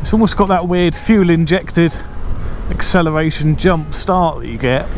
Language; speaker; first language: English; native; English